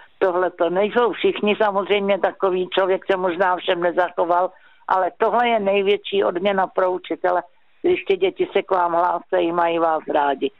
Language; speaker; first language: Czech; native; Czech